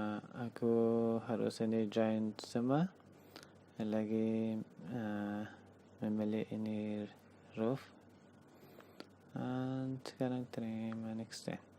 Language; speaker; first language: Indonesian; non-native, learner; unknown